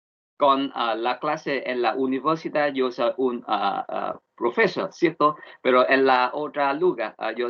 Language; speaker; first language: Spanish; non-native, learner; Vietnamese